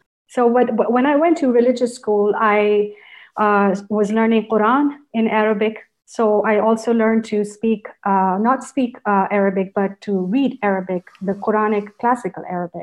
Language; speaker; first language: English; non-native, local second language; Urdu